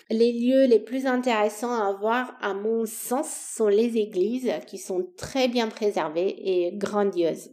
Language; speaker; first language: French; non-native, fluent; Romanian